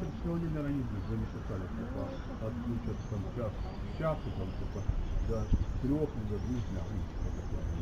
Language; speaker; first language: Russian; native; Russian